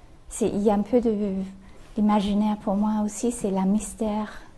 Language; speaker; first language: French; non-native, fluent; English